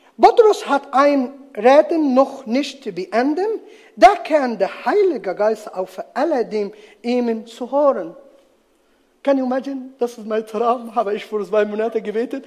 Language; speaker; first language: German; non-native, learner; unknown